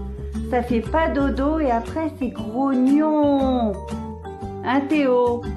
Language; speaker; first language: French; native; French